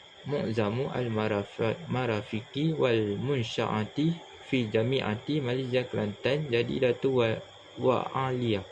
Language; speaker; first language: Arabic; non-native, learner; Malay